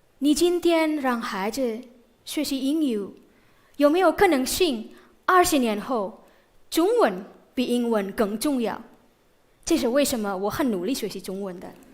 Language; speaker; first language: Chinese; non-native, fluent; Indonesian